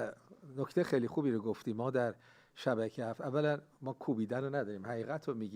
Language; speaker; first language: Persian; native; Persian